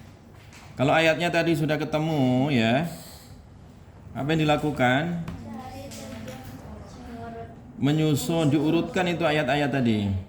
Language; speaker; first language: Indonesian; native; Indonesian